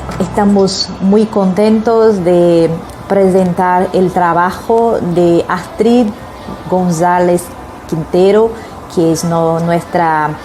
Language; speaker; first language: Spanish; non-native, learner; Portuguese